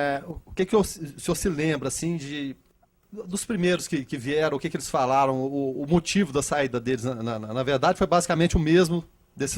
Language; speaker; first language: Portuguese; native; Portuguese